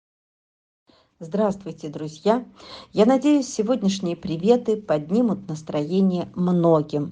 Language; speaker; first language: Russian; native; Russian